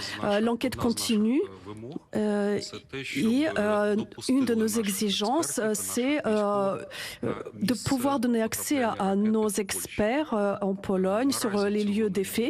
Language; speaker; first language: French; non-native, fluent; Ukrainian